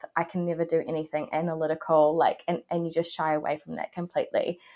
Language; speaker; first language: English; native; English